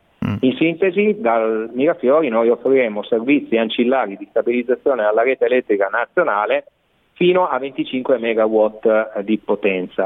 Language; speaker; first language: Italian; native; Italian